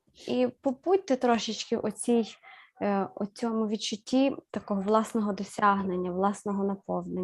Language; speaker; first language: Ukrainian; native; Ukrainian